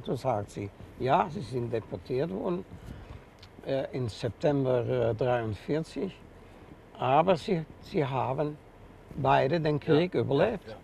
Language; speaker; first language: German; non-native, fluent; Dutch